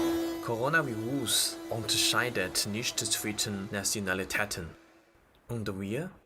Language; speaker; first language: German; non-native, learner; Chinese